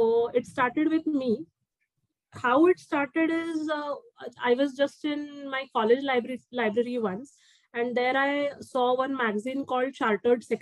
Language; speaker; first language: English; non-native, local second language; Marathi